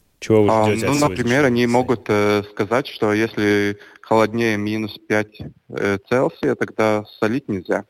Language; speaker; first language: Russian; non-native, local second language; Latvian